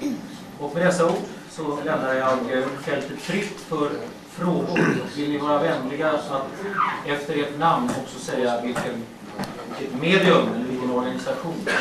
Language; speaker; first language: Swedish; native; Swedish